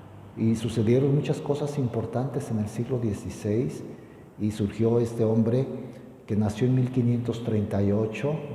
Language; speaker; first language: Spanish; native; Spanish